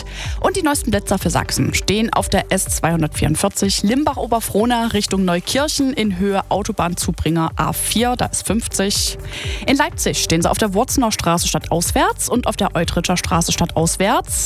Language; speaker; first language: German; native; German